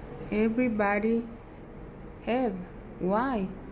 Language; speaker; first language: English; non-native, learner; Spanish